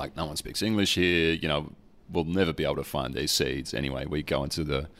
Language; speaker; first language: English; early bilingual, other home language; Dutch